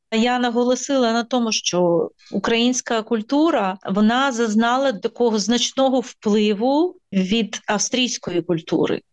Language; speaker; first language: Ukrainian; native; Ukrainian